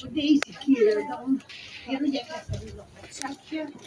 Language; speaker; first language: Dutch; native; Dutch